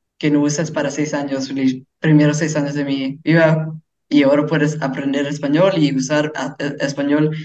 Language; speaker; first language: Spanish; early bilingual, heritage; English